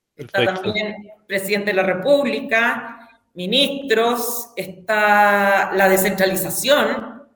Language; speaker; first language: Spanish; native; Spanish